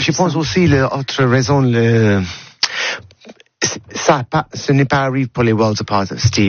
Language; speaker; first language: French; non-native, learner; English